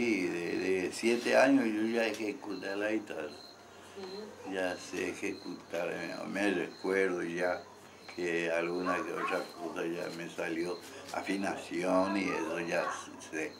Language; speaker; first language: Spanish; non-native, local second language; Guarani